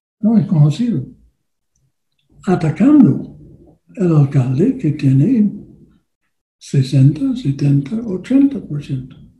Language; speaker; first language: Spanish; non-native, learner; English